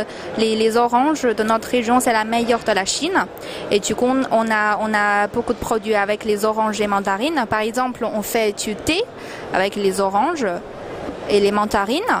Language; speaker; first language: French; non-native, fluent; Chinese